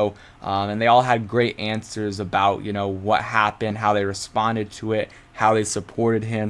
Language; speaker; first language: English; native; English